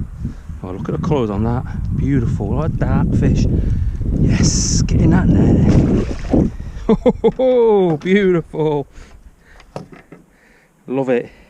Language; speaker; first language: English; native; English